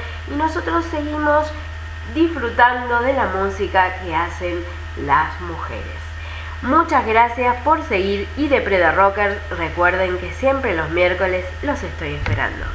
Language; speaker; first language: Spanish; native; Spanish